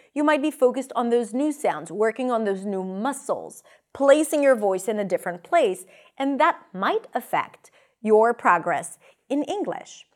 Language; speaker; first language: English; non-native, fluent; Hebrew